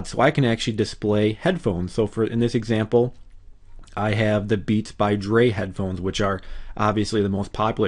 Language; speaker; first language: English; native; English